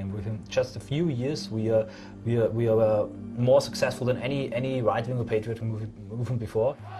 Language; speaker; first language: English; non-native, fluent; German